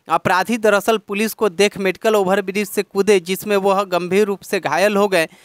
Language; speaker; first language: Hindi; native; Hindi